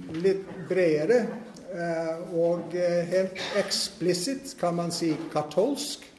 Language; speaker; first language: Norwegian; non-native, fluent; English